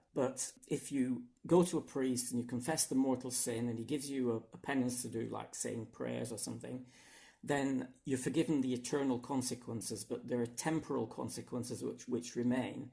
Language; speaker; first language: English; native; English